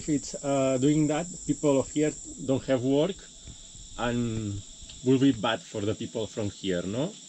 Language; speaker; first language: English; non-native, learner; Catalan